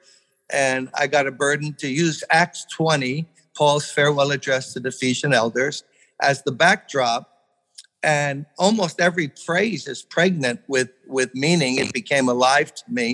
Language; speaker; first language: English; native; English